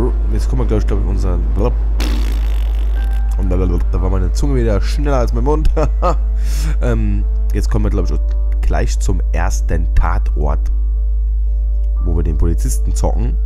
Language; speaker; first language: German; native; German